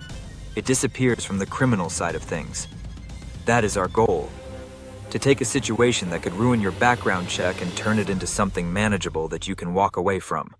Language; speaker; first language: English; native; English